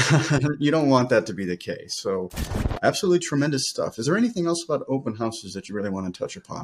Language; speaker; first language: English; native; English